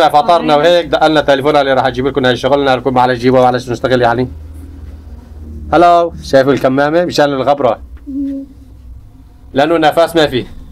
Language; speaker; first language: Arabic; non-native, local second language; Kurdish